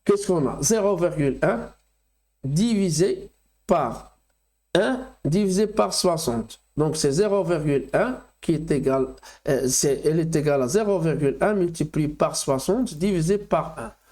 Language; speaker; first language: French; non-native, local second language; Arabic